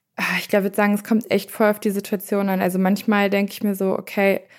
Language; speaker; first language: German; native; German